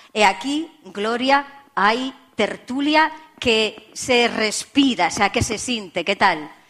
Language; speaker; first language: Galician; native; Galician